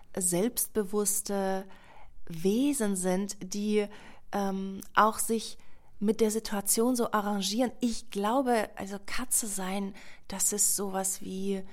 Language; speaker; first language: German; non-native, fluent; Russian